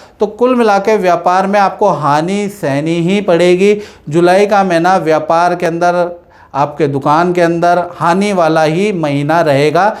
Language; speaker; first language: Hindi; native; Hindi